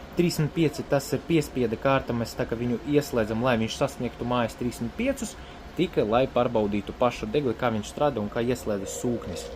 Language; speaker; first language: Latvian; non-native, local second language; Russian